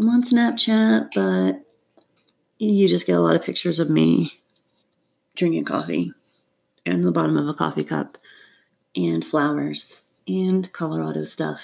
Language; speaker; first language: English; native; English